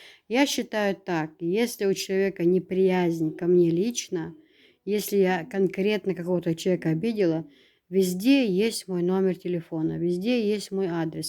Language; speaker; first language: Russian; native; Russian